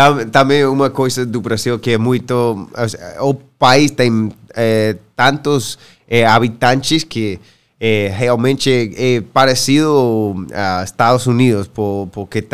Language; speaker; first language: Portuguese; non-native, learner; English